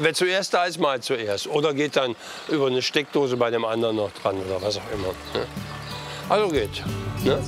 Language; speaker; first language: German; native; German